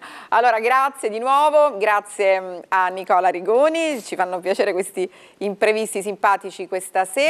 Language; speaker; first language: Italian; native; Italian